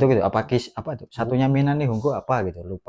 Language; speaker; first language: Indonesian; native; Indonesian